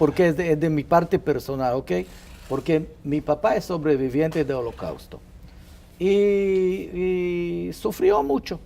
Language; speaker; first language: Spanish; non-native, fluent; Hebrew